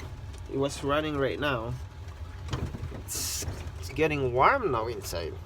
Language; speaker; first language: English; non-native, local second language; Filipino